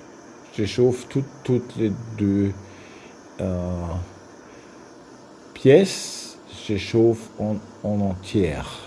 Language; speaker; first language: French; non-native, learner; German